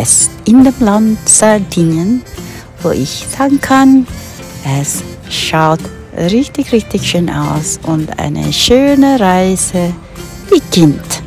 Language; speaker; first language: German; non-native, fluent; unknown